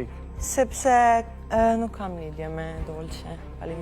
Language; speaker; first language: Albanian; early bilingual, heritage; Albanian